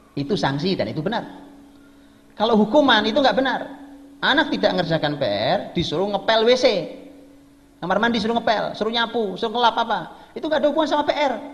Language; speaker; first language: Indonesian; native; Indonesian